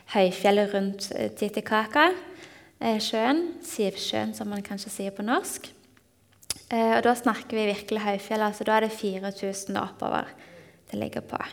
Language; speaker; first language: Norwegian; native; Norwegian